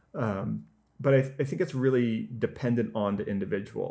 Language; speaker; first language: English; native; English